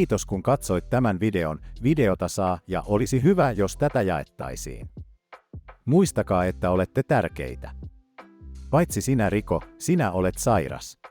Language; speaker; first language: Finnish; native; Finnish